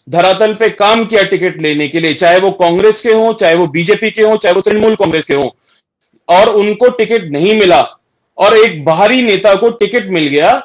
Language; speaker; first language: Hindi; native; Hindi